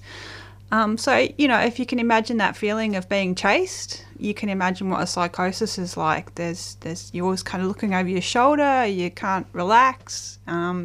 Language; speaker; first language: English; native; English